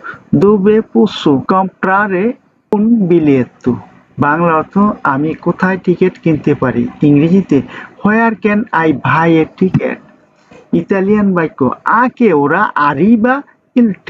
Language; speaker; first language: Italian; non-native, learner; Bangla